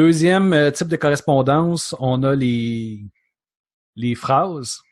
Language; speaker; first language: French; native; French